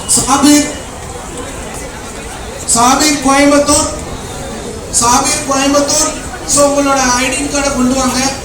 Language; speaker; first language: Tamil; non-native, learner; Malayalam